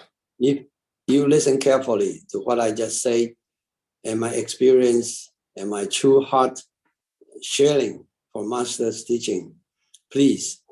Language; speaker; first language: English; non-native, local second language; Chinese